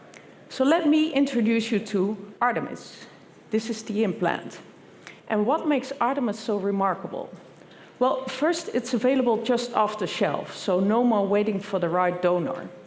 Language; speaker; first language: English; non-native, fluent; Dutch